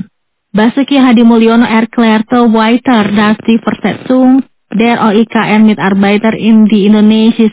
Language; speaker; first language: German; non-native, fluent; Indonesian